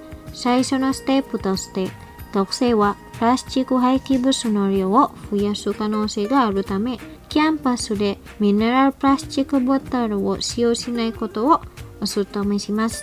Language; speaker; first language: Japanese; non-native, fluent; Indonesian